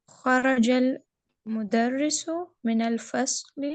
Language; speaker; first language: Arabic; non-native, learner; Urdu